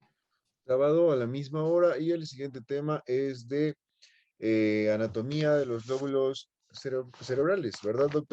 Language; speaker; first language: Spanish; native; Spanish